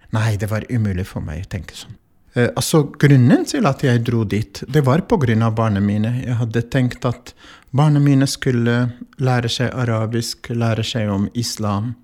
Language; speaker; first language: Norwegian; non-native, fluent; Arabic